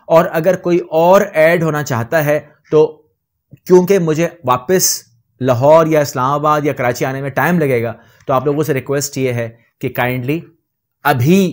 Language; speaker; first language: Urdu; native; Urdu